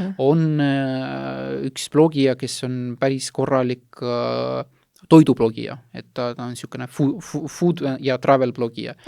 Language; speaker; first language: Estonian; non-native, local second language; Russian